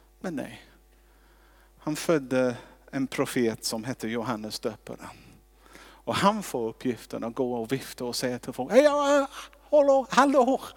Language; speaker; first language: Swedish; non-native, fluent; English